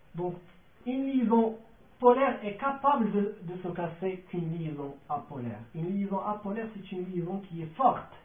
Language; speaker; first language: French; non-native, local second language; Arabic